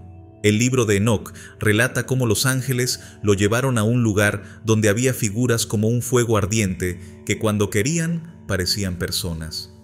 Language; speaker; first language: Spanish; native; Spanish